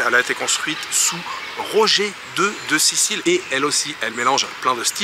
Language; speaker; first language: French; native; French